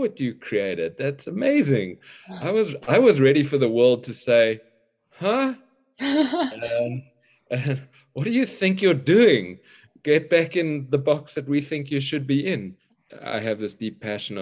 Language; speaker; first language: English; native; English